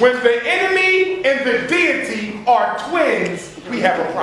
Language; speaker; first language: English; native; English